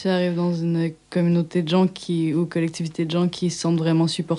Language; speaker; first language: French; native; French